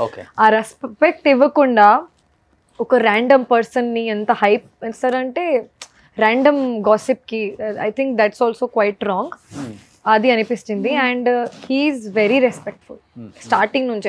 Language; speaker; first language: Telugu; non-native, local second language; Hindi